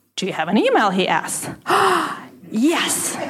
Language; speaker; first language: English; non-native, fluent; Russian